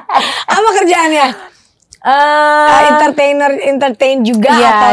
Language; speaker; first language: Indonesian; native; Indonesian